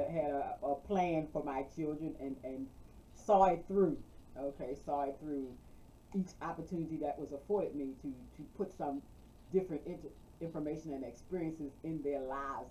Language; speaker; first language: English; native; English